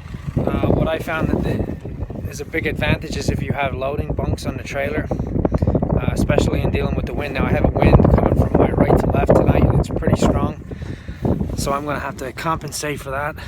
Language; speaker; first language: English; native; English